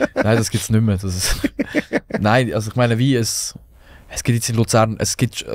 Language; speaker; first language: German; native; German